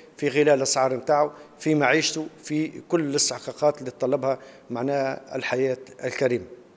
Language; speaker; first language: Arabic; native; Arabic